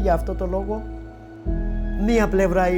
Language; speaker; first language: Greek; non-native, learner; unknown